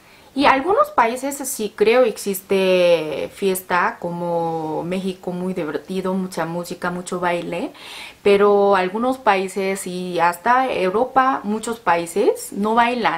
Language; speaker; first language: Spanish; non-native, learner; Korean